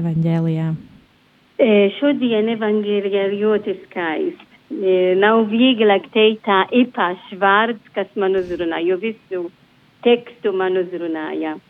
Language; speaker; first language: Latvian; non-native, fluent; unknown